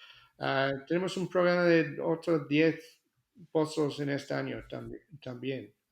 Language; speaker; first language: Spanish; non-native, fluent; English